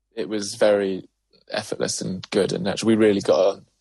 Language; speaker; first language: English; native; English